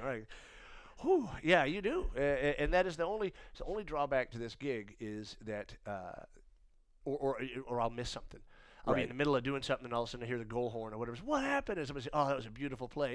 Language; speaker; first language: English; native; English